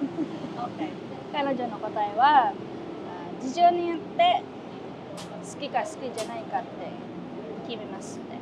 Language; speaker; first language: Japanese; non-native, fluent; Filipino